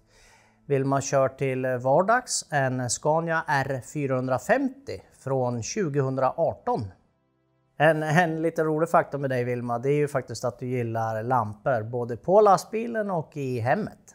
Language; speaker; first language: Swedish; native; Swedish